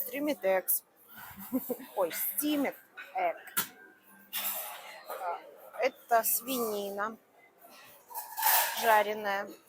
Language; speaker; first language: Russian; native; Russian